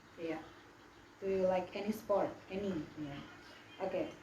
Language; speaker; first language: English; non-native, learner; Indonesian